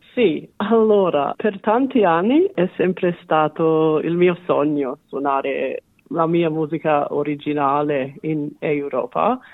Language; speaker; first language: Italian; non-native, fluent; English